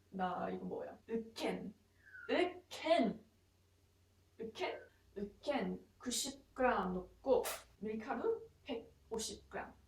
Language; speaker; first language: Korean; non-native, learner; English